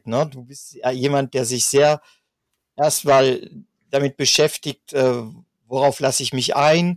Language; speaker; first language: German; native; German